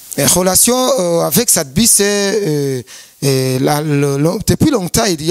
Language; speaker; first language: French; non-native, learner; Rundi